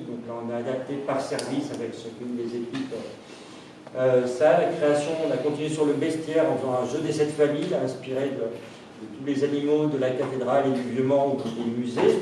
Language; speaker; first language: French; native; French